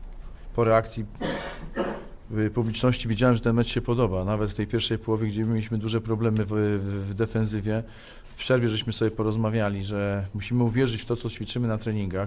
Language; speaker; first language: Polish; native; Polish